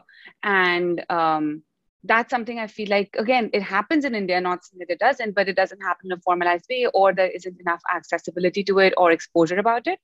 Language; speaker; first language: English; non-native, local second language; Hindi